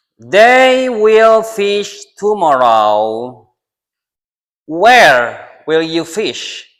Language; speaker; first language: English; non-native, learner; Indonesian